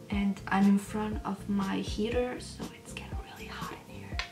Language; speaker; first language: English; non-native, fluent; German